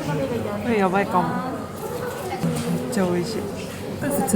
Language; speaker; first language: Japanese; non-native, fluent; Estonian